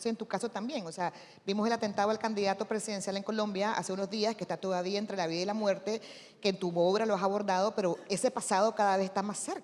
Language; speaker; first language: Spanish; native; Spanish